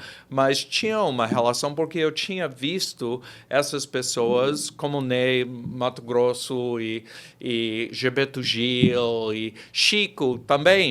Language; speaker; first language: Portuguese; non-native, fluent; English